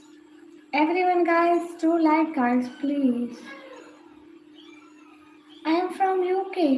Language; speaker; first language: English; non-native, learner; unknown